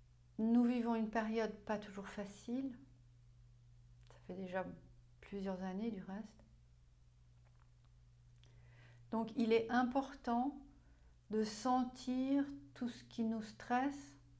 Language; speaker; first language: French; non-native, fluent; German